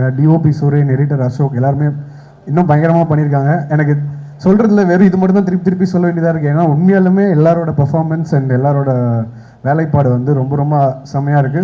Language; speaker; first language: Tamil; native; Tamil